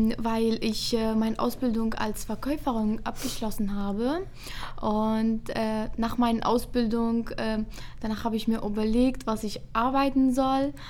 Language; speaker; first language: German; non-native, fluent; Arabic